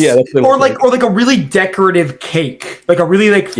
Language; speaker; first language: English; native; English